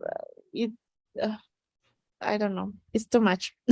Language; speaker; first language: English; non-native, learner; Spanish